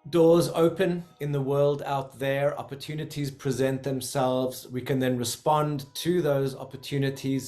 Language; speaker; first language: English; native; English